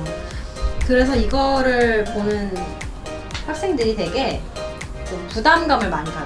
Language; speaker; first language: Korean; native; Korean